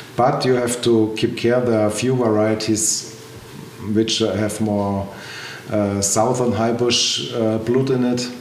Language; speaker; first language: English; non-native, learner; German